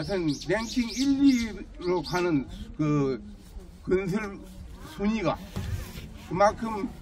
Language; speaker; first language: Korean; native; Korean